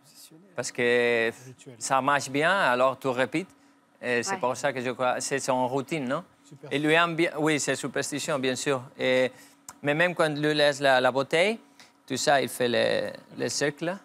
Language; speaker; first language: French; non-native, fluent; Spanish